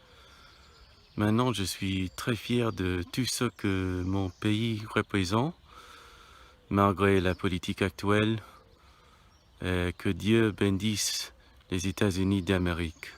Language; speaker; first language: French; non-native, fluent; English